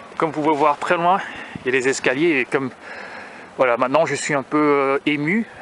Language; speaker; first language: French; native; French